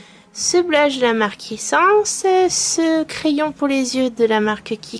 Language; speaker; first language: French; native; French